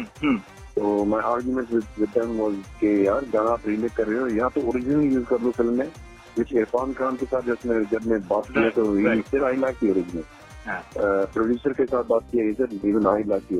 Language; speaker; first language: English; non-native, local second language; Punjabi